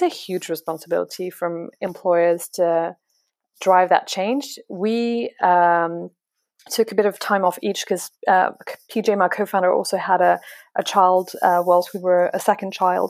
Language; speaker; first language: English; non-native, fluent; French